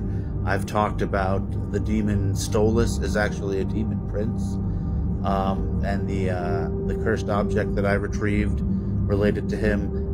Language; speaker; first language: English; native; English